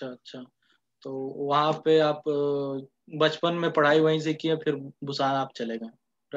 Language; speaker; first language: Hindi; native; Hindi